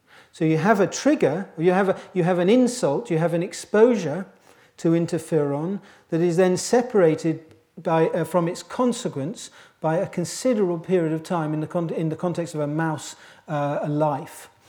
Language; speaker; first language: English; native; English